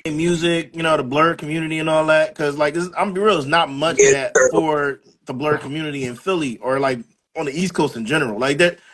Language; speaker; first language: English; native; English